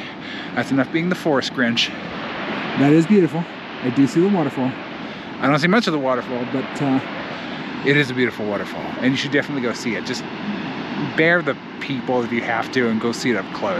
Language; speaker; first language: English; native; English